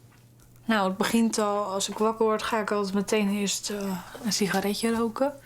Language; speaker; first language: Dutch; native; Dutch